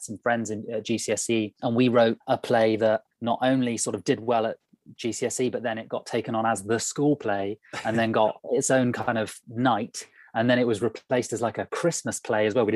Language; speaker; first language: English; native; English